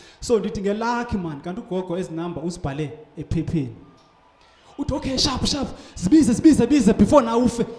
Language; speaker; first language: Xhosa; non-native, local second language; Tsonga